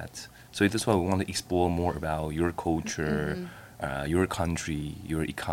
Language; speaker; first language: English; non-native, learner; Chinese